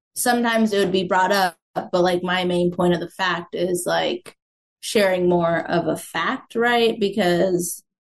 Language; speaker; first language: English; native; English